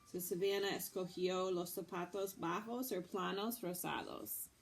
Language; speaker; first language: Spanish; non-native, fluent; English